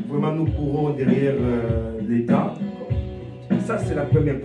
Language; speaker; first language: French; non-native, local second language; Lingala